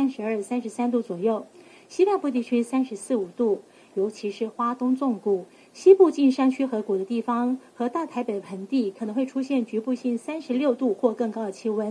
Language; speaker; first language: Chinese; native; Chinese